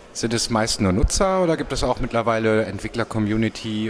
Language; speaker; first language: German; native; German